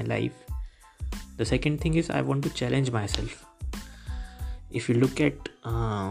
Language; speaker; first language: English; non-native, local second language; Hindi